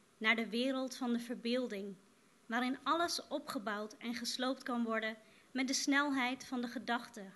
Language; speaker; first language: Dutch; native; Dutch